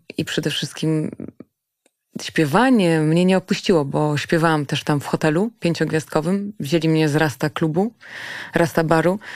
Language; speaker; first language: Polish; early bilingual, other home language; German